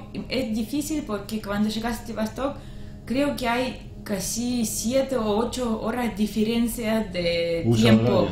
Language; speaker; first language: Spanish; non-native, learner; Russian